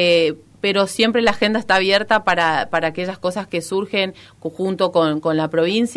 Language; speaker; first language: Spanish; native; Spanish